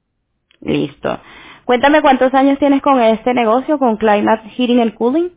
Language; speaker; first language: Spanish; non-native, fluent; English